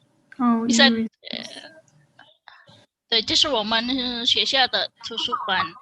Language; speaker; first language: Chinese; non-native, fluent; Indonesian